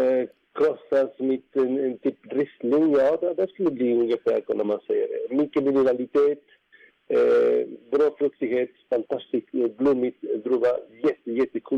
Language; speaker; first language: Swedish; non-native, fluent; Spanish